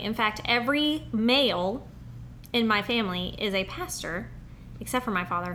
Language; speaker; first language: English; native; English